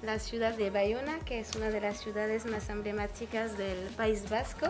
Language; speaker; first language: Spanish; non-native, fluent; French